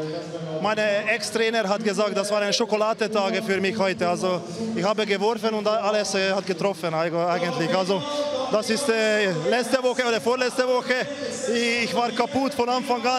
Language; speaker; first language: German; non-native, fluent; Hungarian